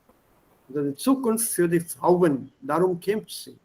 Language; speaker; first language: German; non-native, fluent; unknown